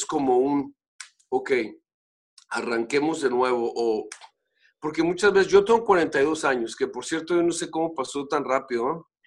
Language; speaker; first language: Spanish; native; Spanish